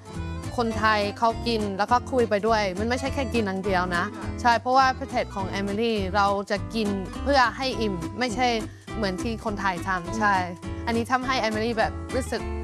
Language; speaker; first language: Thai; non-native, fluent; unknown